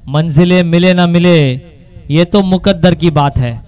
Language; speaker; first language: Hindi; non-native, local second language; Marathi